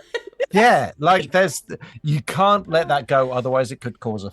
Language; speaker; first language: English; native; English